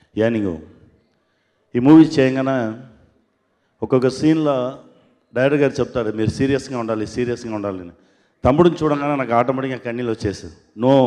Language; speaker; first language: Telugu; non-native, learner; Tamil